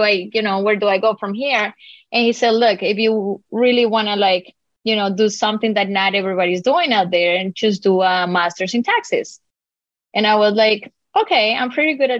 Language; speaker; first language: English; non-native, fluent; Spanish